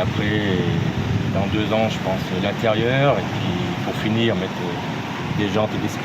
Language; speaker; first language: French; native; French